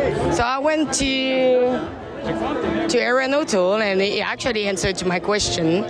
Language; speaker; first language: English; non-native, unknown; French